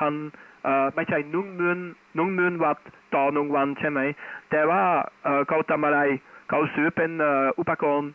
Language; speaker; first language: Thai; non-native, fluent; Dutch